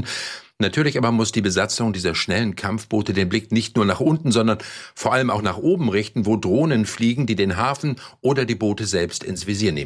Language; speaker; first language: German; native; German